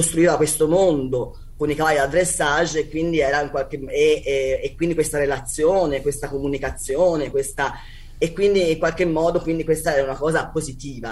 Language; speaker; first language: Italian; native; Italian